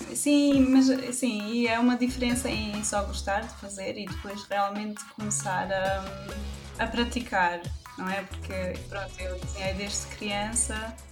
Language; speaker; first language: Portuguese; non-native, local second language; German